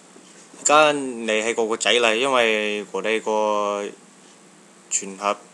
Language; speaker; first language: Cantonese; non-native, learner; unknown